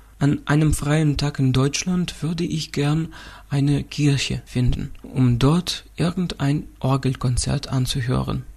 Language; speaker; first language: German; non-native, fluent; Russian